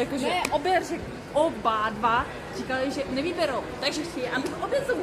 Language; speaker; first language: Czech; non-native, learner; Ukrainian